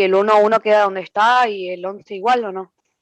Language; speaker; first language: Spanish; native; Spanish